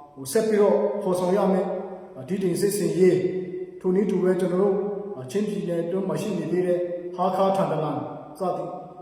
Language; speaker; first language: Burmese; non-native, local second language; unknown